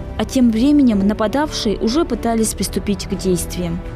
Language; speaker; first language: Russian; native; Russian